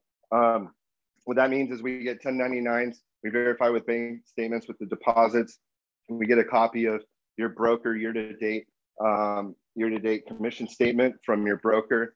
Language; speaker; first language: English; native; English